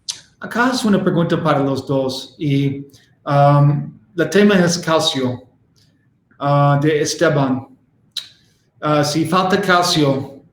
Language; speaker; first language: Spanish; non-native, learner; English